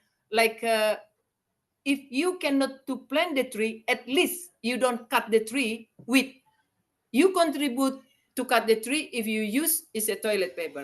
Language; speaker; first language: English; non-native, learner; Indonesian